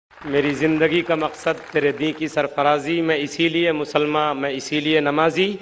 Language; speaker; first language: Hindi; native; Hindi